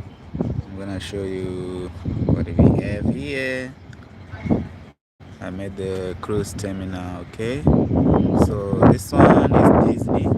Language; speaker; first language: English; non-native, local second language; Shona